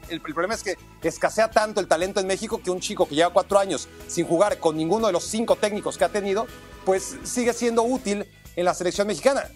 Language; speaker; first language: Spanish; native; Spanish